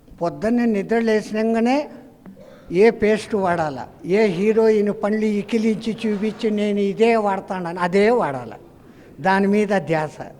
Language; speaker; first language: Telugu; non-native, fluent; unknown